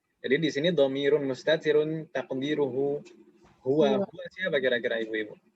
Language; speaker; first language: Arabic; non-native, fluent; Indonesian